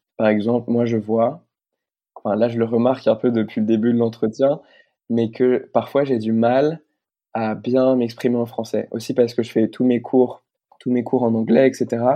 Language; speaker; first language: French; native; French